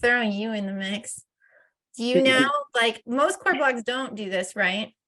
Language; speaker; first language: English; native; English